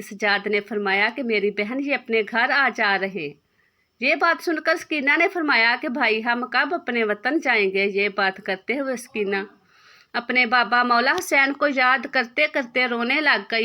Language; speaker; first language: Urdu; native; Urdu